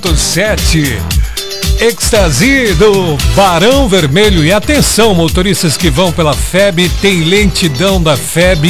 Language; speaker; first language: Portuguese; native; Portuguese